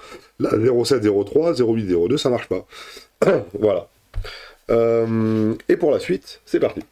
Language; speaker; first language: French; native; French